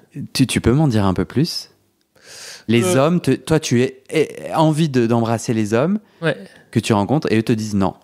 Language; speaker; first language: French; native; French